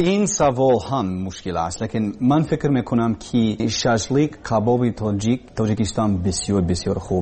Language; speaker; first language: Persian; non-native, learner; English